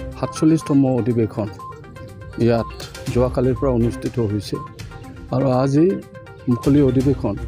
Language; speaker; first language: Assamese; non-native, local second language; Bodo